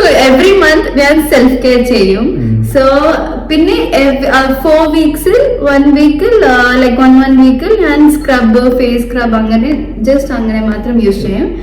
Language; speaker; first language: Malayalam; non-native, fluent; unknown